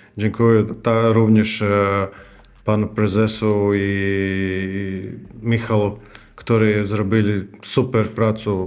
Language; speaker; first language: Polish; non-native, learner; Russian